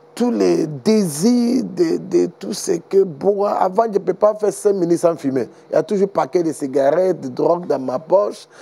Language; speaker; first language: French; non-native, learner; Igbo